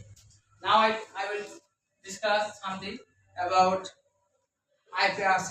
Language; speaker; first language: English; non-native, local second language; Bangla